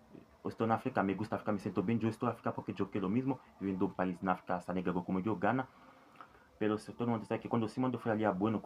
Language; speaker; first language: Spanish; non-native, learner; Haitian Creole